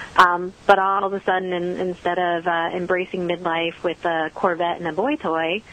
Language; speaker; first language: English; native; English